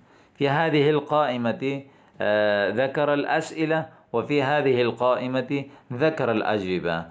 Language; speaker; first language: Arabic; non-native, fluent; Urdu